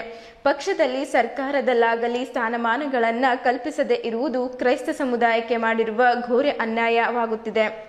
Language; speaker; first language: Kannada; native; Kannada